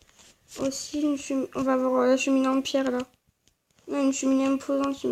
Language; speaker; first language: French; native; French